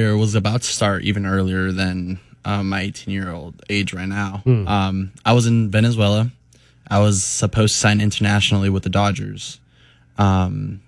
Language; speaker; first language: English; native; English